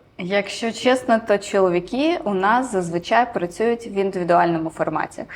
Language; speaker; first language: Ukrainian; non-native, local second language; Romanian